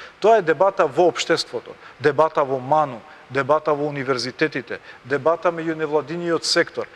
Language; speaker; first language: Macedonian; non-native, local second language; Albanian